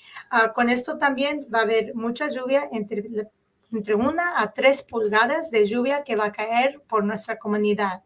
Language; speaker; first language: Spanish; early bilingual, heritage; Spanish